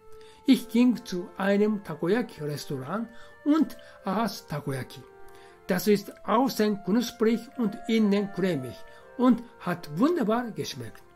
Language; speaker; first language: German; non-native, fluent; Japanese